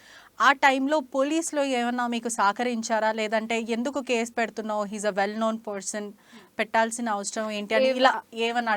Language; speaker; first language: Telugu; native; Telugu